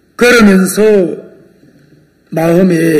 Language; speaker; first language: Korean; native; Korean